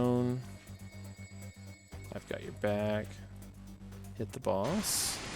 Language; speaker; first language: English; native; English